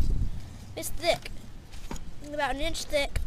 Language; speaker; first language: English; native; English